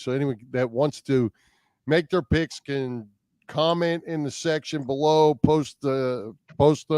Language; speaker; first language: English; native; English